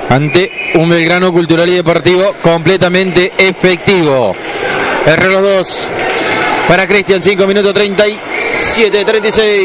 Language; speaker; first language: Spanish; native; Spanish